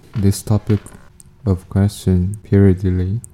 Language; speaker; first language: English; non-native, learner; Chinese